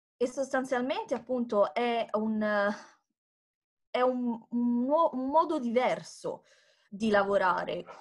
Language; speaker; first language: Italian; native; Italian